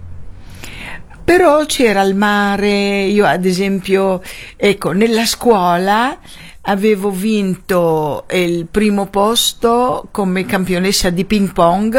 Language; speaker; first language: Italian; non-native, fluent; Arabic